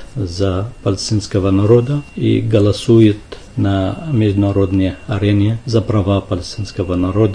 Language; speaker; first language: Russian; non-native, fluent; Arabic